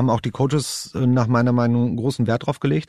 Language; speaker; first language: German; native; German